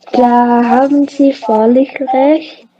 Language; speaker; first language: German; non-native, learner; Indonesian